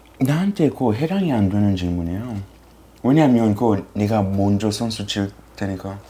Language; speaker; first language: Korean; non-native, fluent; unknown